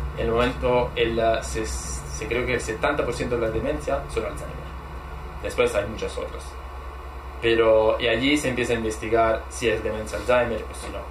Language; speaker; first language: Spanish; non-native, fluent; Italian